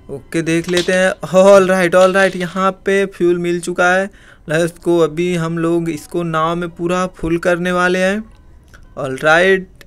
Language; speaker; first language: Hindi; native; Hindi